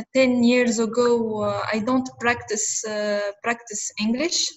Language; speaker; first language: English; non-native, learner; Arabic